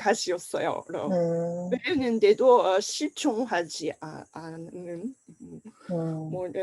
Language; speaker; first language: Korean; non-native, fluent; Japanese